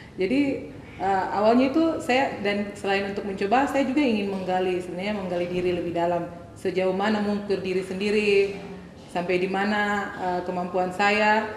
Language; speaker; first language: Indonesian; native; Indonesian